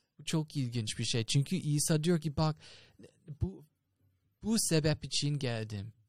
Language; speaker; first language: Turkish; non-native, fluent; English